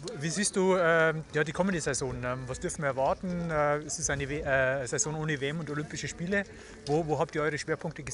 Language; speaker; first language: German; native; German